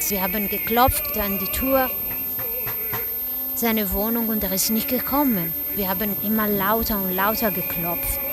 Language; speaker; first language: German; non-native, learner; Italian